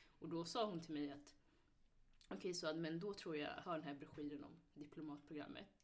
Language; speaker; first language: Swedish; early bilingual, other home language; Somali